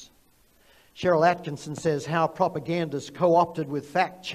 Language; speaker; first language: English; native; English